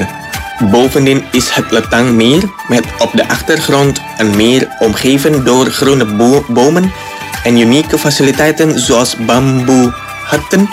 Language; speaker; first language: Dutch; non-native, fluent; Indonesian